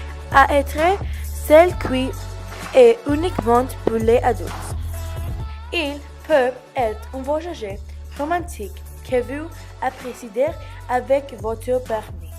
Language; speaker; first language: French; non-native, learner; Spanish